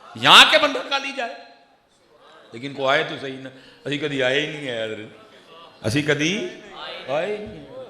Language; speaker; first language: Urdu; non-native, local second language; Punjabi